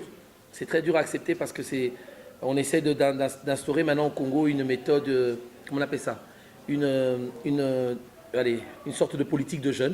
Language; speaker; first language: French; native; French